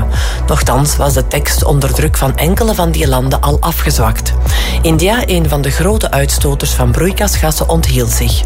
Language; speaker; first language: Dutch; native; Dutch